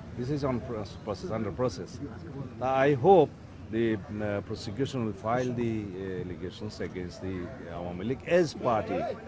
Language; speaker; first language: English; non-native, local second language; Bangla